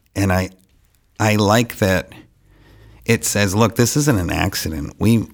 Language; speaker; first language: English; native; English